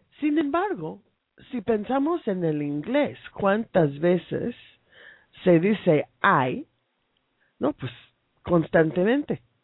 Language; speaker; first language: Spanish; non-native, fluent; English